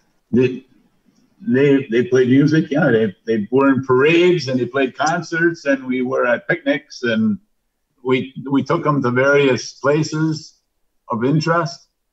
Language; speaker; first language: English; native; English